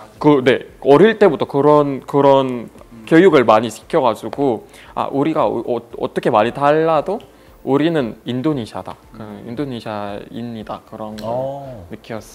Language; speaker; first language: Korean; non-native, fluent; Indonesian